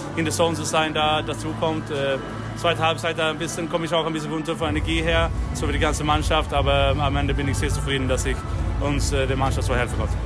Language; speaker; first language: German; non-native, fluent; Swedish